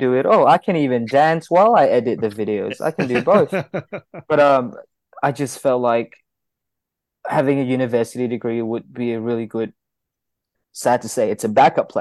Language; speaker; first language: English; non-native, local second language; Malay